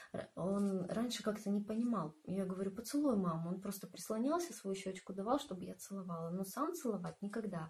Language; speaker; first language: Russian; native; Russian